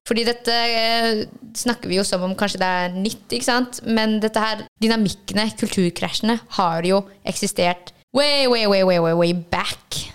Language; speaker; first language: Norwegian; early bilingual, other home language; Hakha Chin